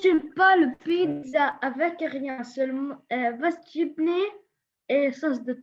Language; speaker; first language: French; non-native, learner; Arabic